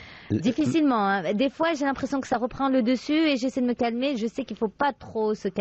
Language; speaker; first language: French; non-native, local second language; Arabic